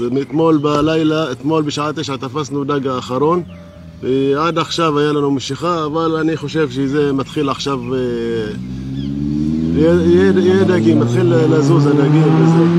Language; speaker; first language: Hebrew; non-native, local second language; Arabic